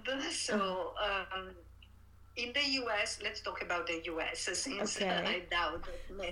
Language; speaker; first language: English; non-native, fluent; Italian